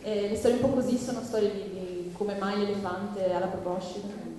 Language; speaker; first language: Italian; non-native, fluent; English